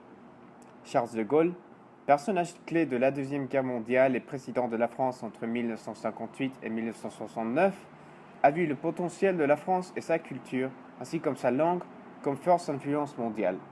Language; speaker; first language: French; non-native, learner; Spanish